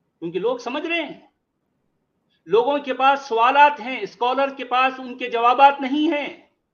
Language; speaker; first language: Hindi; native; Hindi